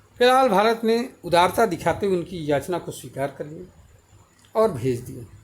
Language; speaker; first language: Hindi; native; Hindi